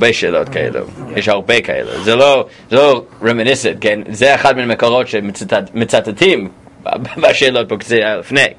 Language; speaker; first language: Hebrew; non-native, fluent; English